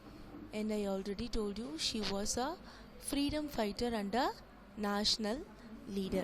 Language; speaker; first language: English; non-native, local second language; Tamil